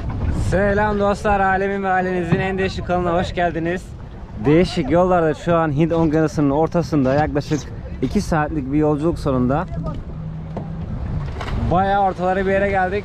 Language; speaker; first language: Turkish; native; Turkish